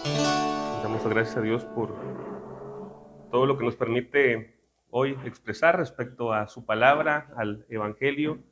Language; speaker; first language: Spanish; native; Spanish